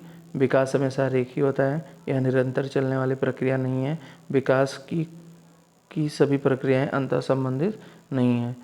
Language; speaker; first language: Hindi; native; Hindi